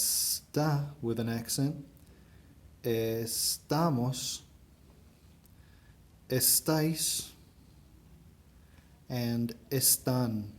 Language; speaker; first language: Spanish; non-native, fluent; English